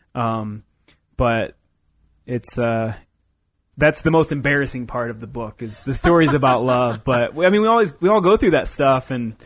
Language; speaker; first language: English; native; English